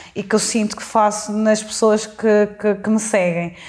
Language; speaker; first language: Portuguese; native; Portuguese